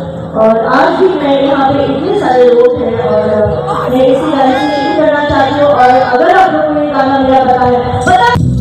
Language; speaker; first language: Hindi; non-native, local second language; Bodo